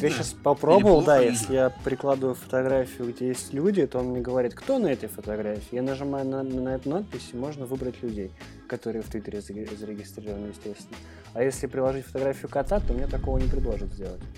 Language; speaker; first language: Russian; native; Russian